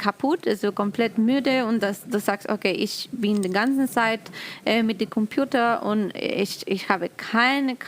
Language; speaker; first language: German; non-native, learner; Spanish